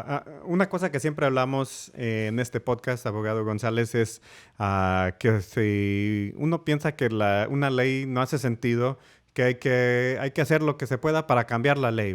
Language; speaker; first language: Spanish; early bilingual, heritage; Spanish